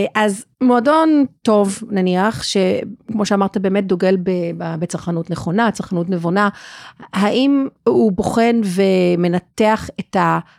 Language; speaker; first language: Hebrew; non-native, fluent; English